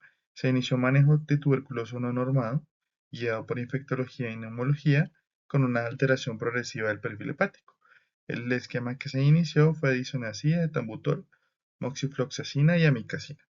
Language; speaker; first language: Spanish; native; Spanish